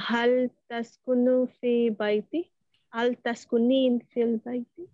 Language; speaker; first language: Arabic; non-native, learner; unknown